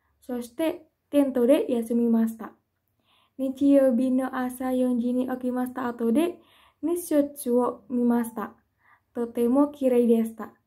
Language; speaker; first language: Japanese; non-native, learner; Indonesian